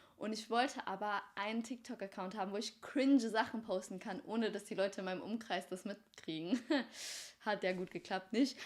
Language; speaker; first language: German; early bilingual, other home language; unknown